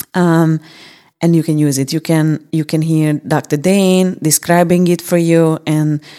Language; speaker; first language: English; non-native, fluent; Hungarian